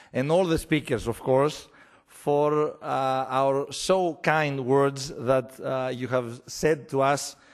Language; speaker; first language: English; non-native, fluent; Greek